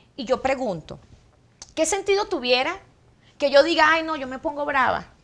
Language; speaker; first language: Spanish; native; Spanish